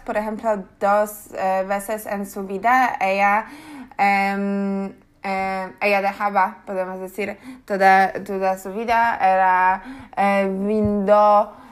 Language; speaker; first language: Spanish; non-native, learner; Polish